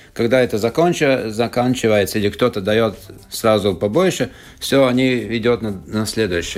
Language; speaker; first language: Russian; non-native, local second language; Latvian